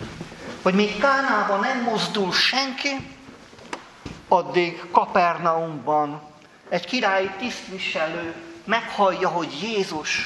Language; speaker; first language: Hungarian; native; Hungarian